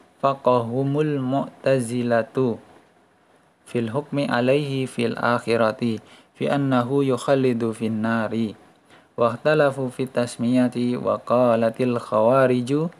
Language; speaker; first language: Arabic; non-native, fluent; Indonesian